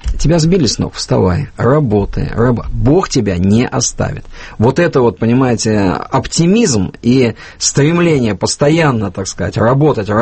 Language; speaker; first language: Russian; native; Russian